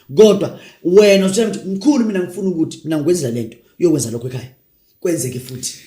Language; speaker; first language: Zulu; non-native, local second language; Northern Sotho